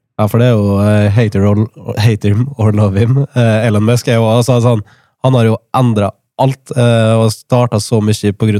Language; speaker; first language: Norwegian; native; Norwegian